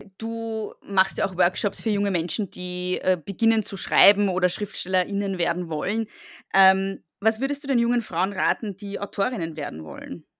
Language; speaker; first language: German; native; German